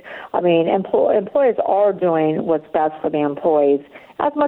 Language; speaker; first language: English; native; English